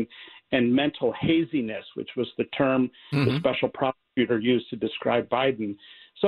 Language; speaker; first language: English; native; English